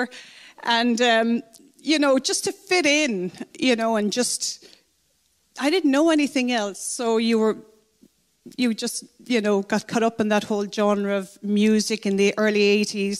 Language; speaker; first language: English; native; English